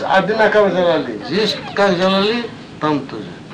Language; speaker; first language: Russian; non-native, learner; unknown